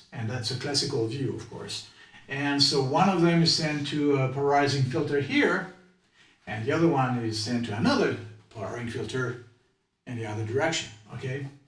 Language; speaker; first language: English; non-native, fluent; French